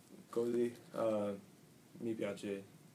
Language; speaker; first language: Italian; non-native, learner; English